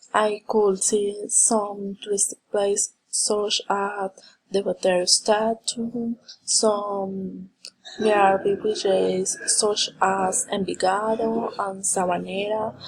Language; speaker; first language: English; non-native, learner; Spanish